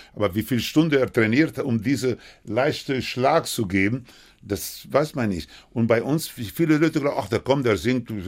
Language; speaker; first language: German; non-native, fluent; Spanish